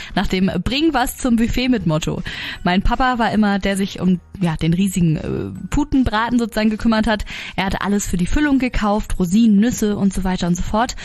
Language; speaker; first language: German; native; German